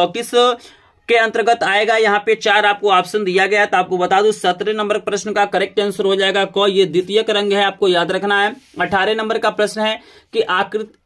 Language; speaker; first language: Hindi; native; Hindi